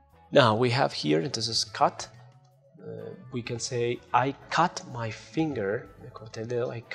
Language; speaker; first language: English; non-native, fluent; Spanish